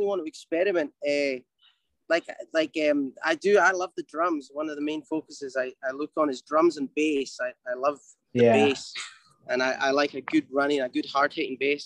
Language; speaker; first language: English; native; English